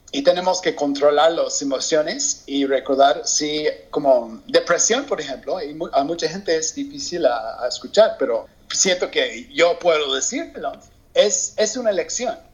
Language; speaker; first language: Spanish; non-native, learner; English